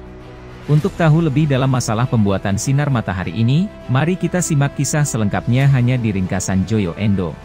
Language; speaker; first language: Indonesian; native; Indonesian